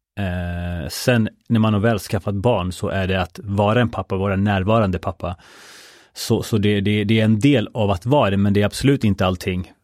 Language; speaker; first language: Swedish; early bilingual, other home language; Spanish